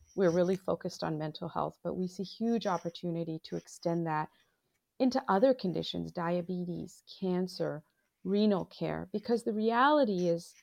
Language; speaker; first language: English; non-native, local second language; Bangla